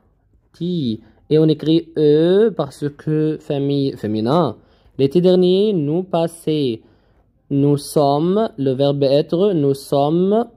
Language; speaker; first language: French; non-native, learner; Arabic